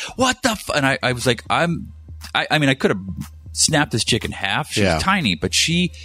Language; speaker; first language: English; native; English